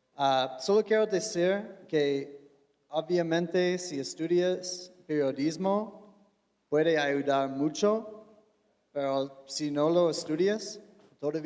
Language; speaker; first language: Spanish; non-native, fluent; English